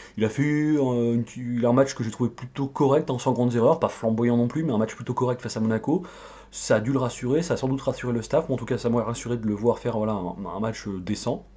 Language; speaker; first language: French; native; French